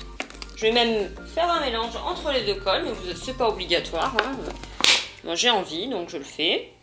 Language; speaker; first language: French; native; French